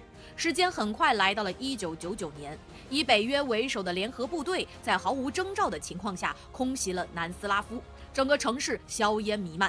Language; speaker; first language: Chinese; native; Chinese